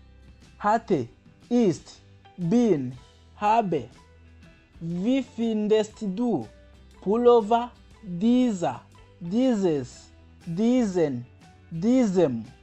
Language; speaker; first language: German; non-native, fluent; Kinyarwanda